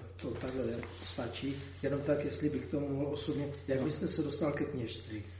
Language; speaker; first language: Czech; native; Czech